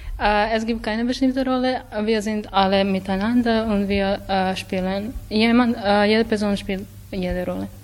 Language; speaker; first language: German; non-native, fluent; Serbian